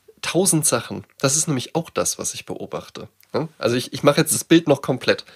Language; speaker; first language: German; native; German